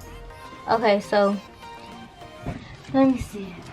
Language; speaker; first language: English; native; English